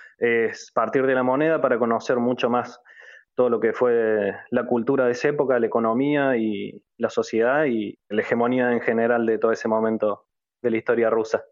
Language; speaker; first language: Spanish; native; Spanish